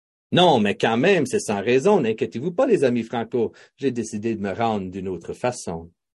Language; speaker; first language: French; native; French